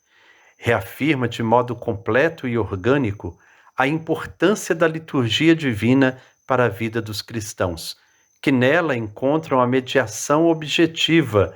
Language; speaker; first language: Portuguese; native; Portuguese